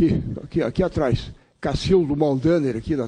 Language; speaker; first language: Portuguese; native; Portuguese